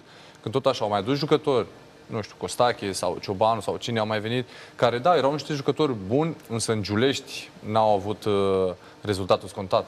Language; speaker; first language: Romanian; native; Romanian